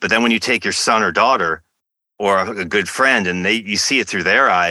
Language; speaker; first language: English; native; English